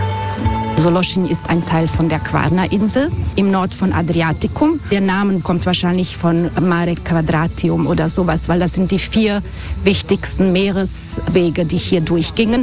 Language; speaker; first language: German; non-native, fluent; Croatian